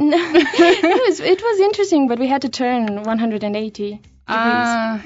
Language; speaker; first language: English; non-native, fluent; Romanian